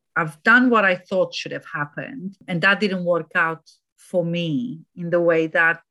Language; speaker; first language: English; non-native, fluent; Romanian